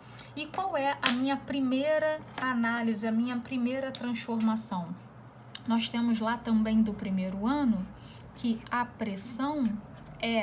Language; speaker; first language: Portuguese; native; Portuguese